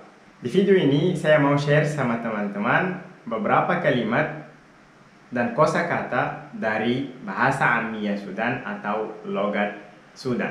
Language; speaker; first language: Indonesian; non-native, fluent; Arabic